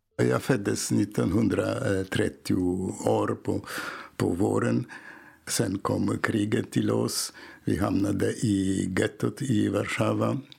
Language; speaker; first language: Swedish; non-native, fluent; Polish